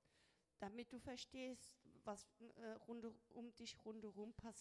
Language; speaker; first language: German; non-native, fluent; Spanish